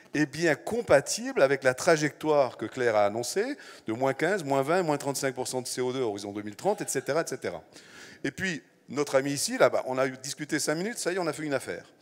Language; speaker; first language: French; native; French